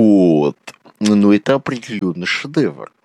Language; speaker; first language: Russian; native; Russian